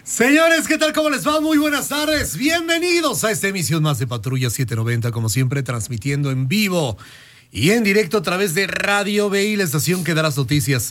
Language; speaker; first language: Spanish; native; Spanish